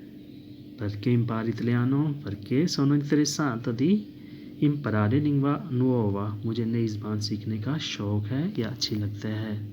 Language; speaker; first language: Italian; non-native, learner; Urdu